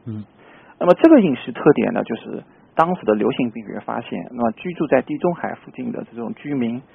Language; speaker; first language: Chinese; native; Chinese